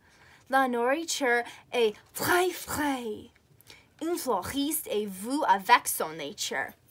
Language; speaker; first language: French; non-native, learner; English